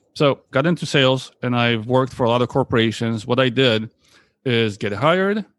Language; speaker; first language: English; early bilingual, other home language; Polish